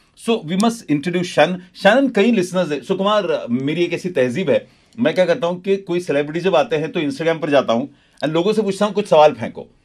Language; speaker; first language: Hindi; native; Hindi